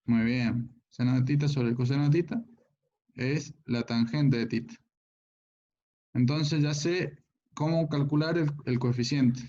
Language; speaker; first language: Spanish; native; Spanish